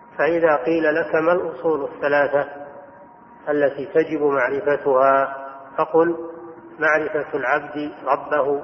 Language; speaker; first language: Arabic; native; Arabic